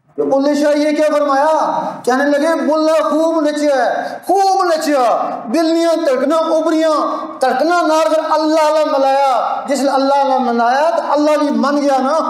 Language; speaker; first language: Urdu; non-native, local second language; Punjabi